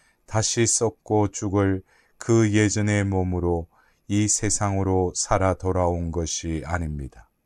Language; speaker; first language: Korean; native; Korean